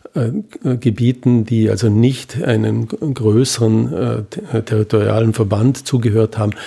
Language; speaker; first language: German; native; German